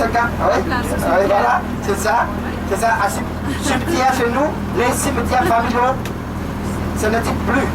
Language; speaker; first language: French; non-native, fluent; Vietnamese